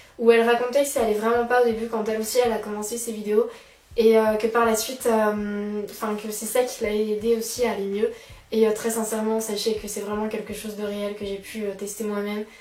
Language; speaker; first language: French; native; French